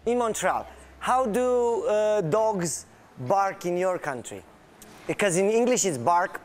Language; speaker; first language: English; non-native, fluent; Romanian